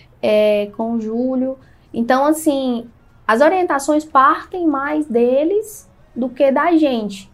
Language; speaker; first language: Portuguese; native; Portuguese